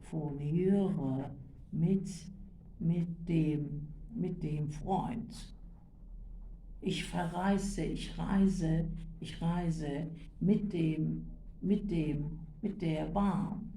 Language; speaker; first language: German; non-native, fluent; Turkish